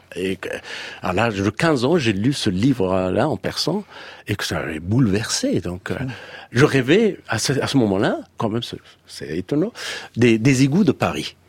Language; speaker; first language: French; non-native, fluent; Persian